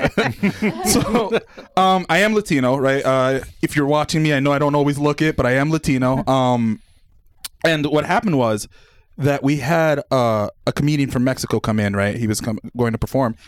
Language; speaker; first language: English; early bilingual, other home language; Spanish